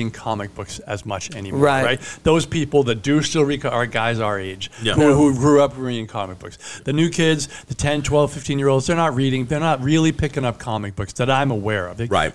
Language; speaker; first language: English; non-native, fluent; Italian